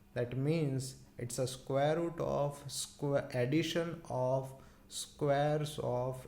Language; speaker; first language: English; non-native, local second language; Gujarati